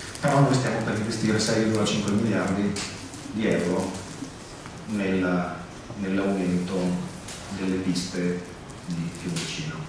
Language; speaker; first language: Italian; early bilingual, heritage; Italian